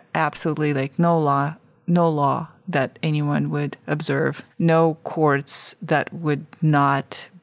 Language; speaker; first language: English; non-native, fluent; Russian